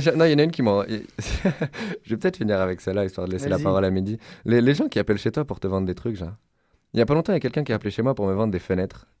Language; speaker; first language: French; native; French